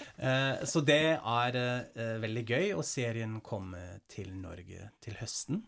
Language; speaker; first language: Norwegian; non-native, fluent; German